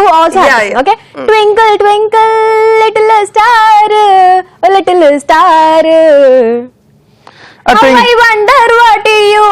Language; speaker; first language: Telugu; native; Telugu